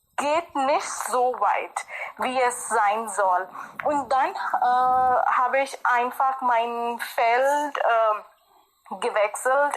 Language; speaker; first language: German; non-native, fluent; Hindi